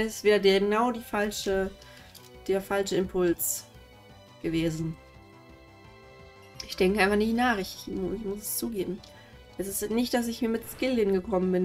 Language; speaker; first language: German; native; German